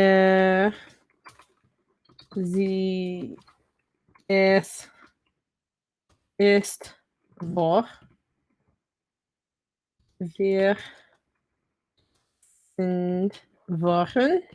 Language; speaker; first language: German; non-native, learner; English